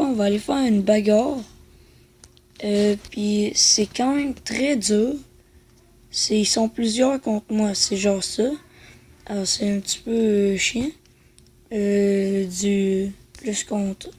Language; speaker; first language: French; native; French